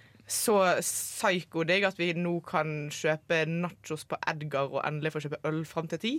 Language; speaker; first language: Norwegian; native; Norwegian